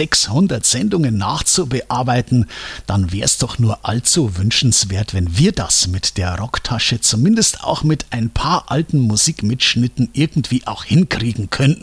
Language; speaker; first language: German; native; German